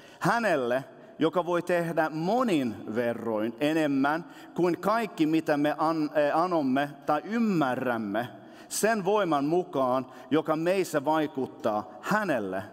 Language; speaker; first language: Finnish; non-native, local second language; Swedish